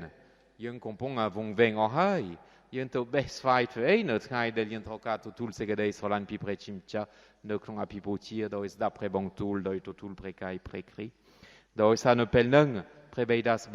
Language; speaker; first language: Khmer; non-native, fluent; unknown